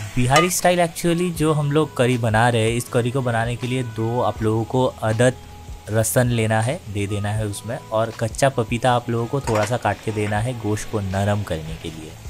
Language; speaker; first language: Hindi; native; Hindi